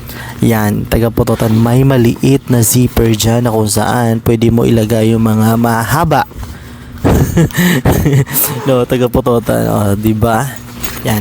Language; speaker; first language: Filipino; non-native, local second language; Hiligaynon